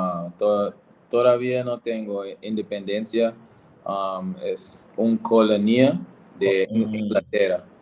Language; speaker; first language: Spanish; non-native, learner; English